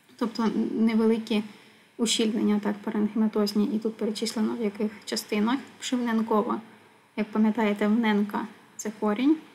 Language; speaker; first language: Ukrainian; native; Ukrainian